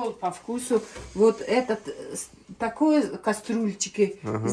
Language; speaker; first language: Russian; non-native, local second language; Shughni